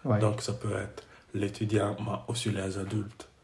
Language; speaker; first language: French; non-native, learner; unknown